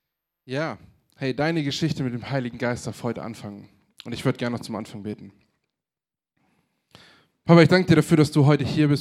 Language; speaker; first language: German; native; German